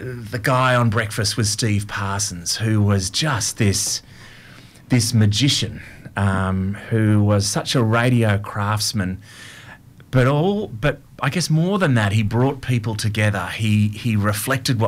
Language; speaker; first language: English; native; English